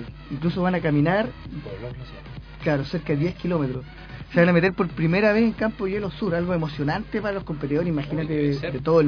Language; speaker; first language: Spanish; native; Spanish